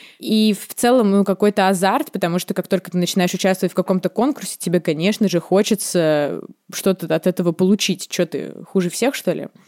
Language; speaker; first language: Russian; native; Russian